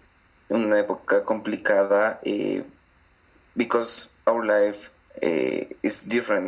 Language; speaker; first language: English; non-native, learner; Spanish